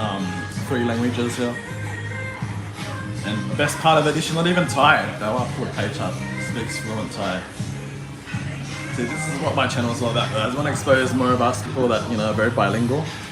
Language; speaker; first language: English; native; English